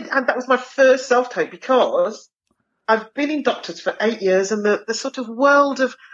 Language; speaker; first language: English; native; English